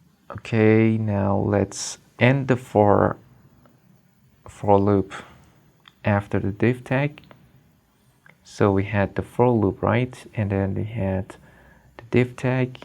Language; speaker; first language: English; non-native, fluent; Persian